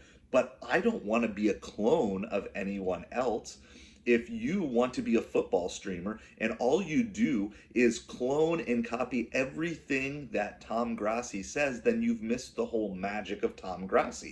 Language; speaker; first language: English; native; English